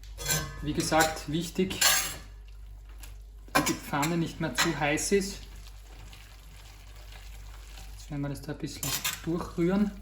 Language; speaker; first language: German; native; German